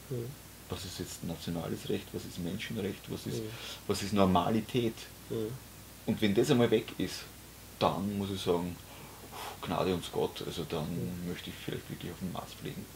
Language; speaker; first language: German; native; German